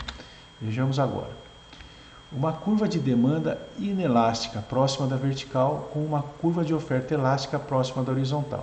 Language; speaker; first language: Portuguese; native; Portuguese